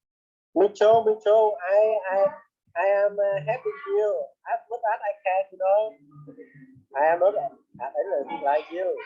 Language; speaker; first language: English; non-native, learner; Vietnamese